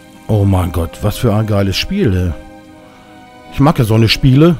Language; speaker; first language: German; native; German